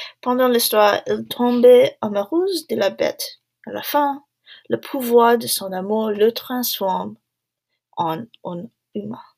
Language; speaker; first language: French; non-native, learner; English